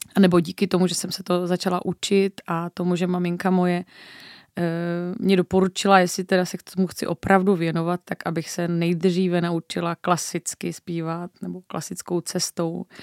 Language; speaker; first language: Czech; native; Czech